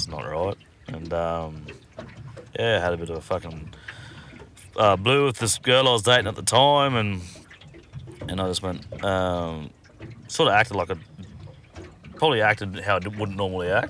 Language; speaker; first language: English; native; English